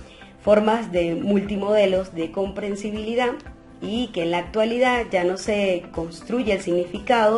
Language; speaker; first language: Spanish; native; Spanish